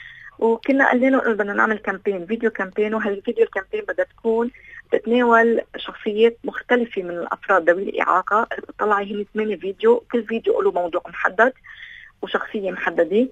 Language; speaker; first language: Arabic; native; Arabic